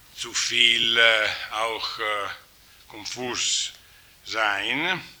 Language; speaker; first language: German; non-native, learner; Italian